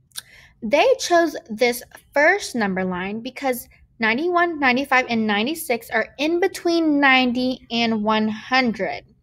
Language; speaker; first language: English; native; English